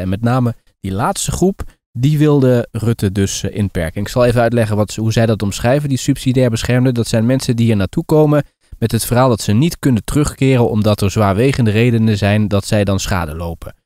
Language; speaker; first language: Dutch; native; Dutch